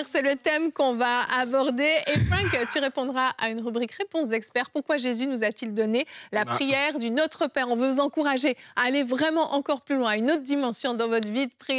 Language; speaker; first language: French; native; French